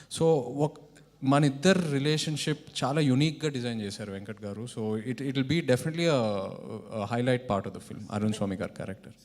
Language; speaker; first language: Telugu; native; Telugu